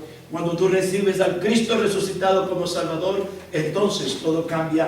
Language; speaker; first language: Spanish; native; Spanish